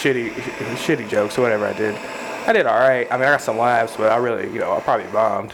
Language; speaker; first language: English; native; English